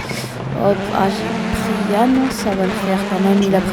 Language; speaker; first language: French; native; French